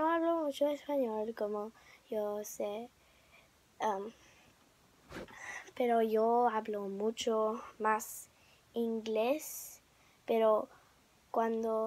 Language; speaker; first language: Spanish; early bilingual, heritage; English